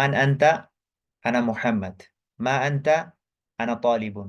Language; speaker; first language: Arabic; non-native, fluent; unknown